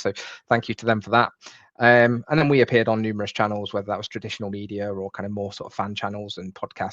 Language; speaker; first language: English; native; English